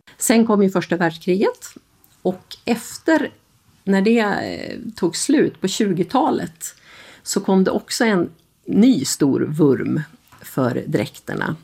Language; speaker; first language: Swedish; native; Swedish